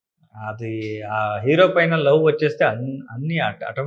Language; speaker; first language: Telugu; non-native, learner; Kannada